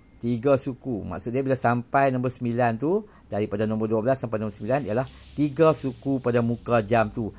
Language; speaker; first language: Malay; native; Malay